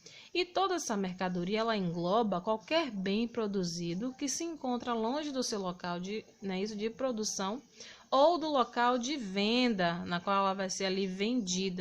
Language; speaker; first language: Portuguese; native; Portuguese